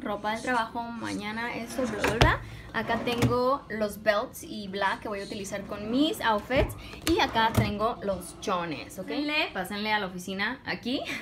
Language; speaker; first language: Spanish; early bilingual, heritage; Spanish